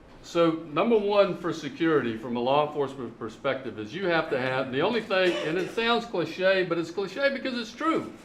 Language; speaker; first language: English; native; English